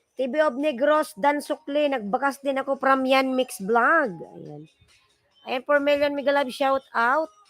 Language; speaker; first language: Filipino; non-native, local second language; Bikol